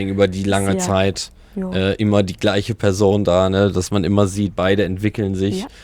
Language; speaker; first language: German; native; German